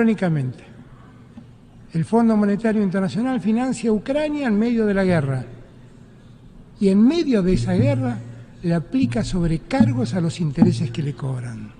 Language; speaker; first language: Spanish; native; Spanish